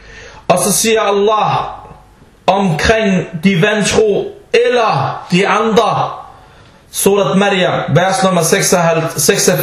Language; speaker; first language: Danish; early bilingual, other home language; Arabic